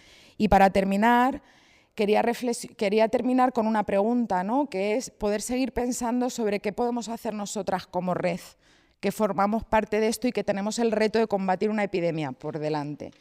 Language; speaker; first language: Spanish; native; Spanish